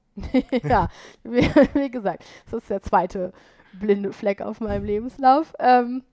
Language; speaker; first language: German; native; German